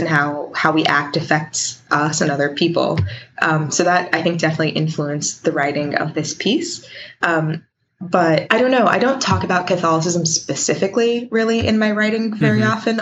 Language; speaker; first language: English; native; English